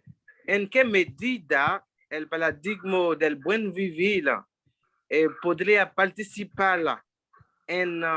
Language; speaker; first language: Spanish; non-native, fluent; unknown